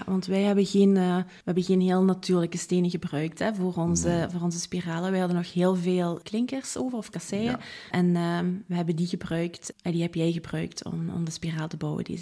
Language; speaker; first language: Dutch; native; Dutch